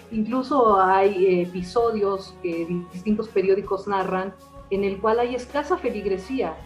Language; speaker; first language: Spanish; native; Spanish